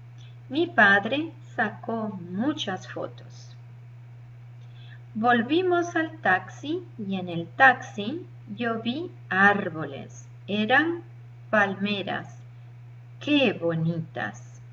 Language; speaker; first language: Spanish; non-native, learner; English